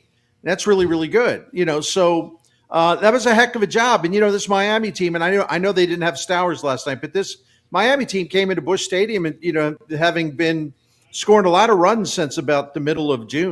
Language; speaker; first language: English; native; English